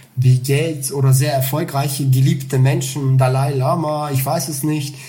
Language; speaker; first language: German; non-native, fluent; Bulgarian